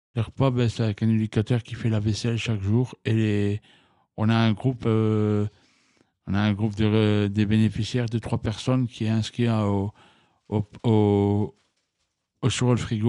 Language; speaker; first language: French; native; French